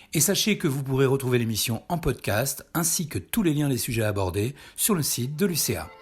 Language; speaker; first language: French; native; French